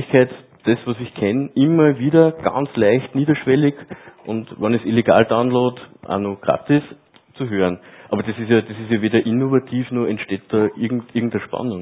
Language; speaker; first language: German; native; German